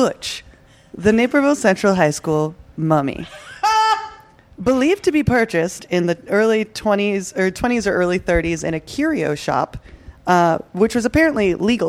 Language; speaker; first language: English; native; English